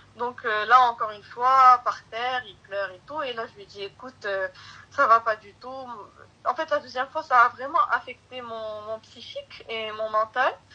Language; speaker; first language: French; early bilingual, other home language; Arabic